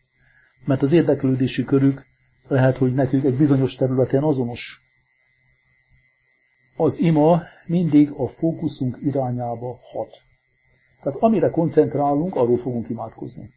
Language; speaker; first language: Hungarian; native; Hungarian